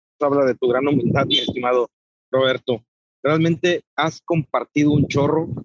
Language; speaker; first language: Spanish; native; Spanish